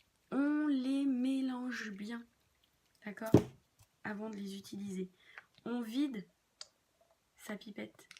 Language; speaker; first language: French; native; French